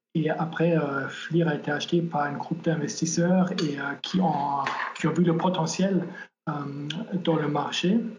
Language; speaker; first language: French; non-native, fluent; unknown